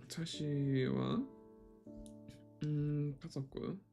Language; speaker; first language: Japanese; non-native, learner; English